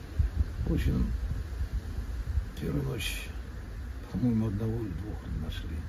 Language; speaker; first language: Russian; native; Russian